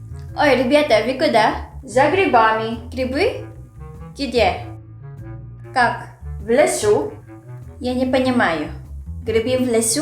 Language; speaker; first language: Russian; non-native, learner; Filipino